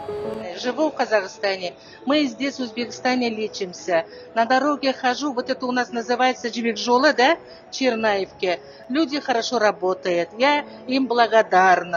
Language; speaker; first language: Russian; non-native, local second language; Kazakh